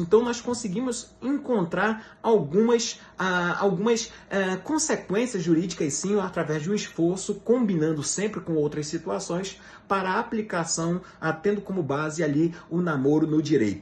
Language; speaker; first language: Portuguese; native; Portuguese